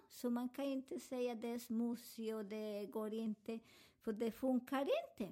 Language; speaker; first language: Swedish; non-native, fluent; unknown